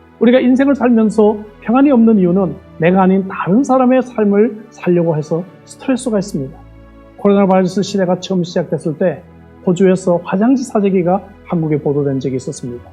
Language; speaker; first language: Korean; native; Korean